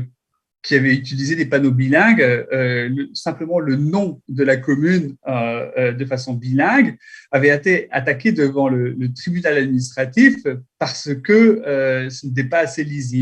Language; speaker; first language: French; native; French